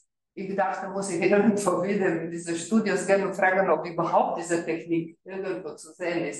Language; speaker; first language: German; non-native, fluent; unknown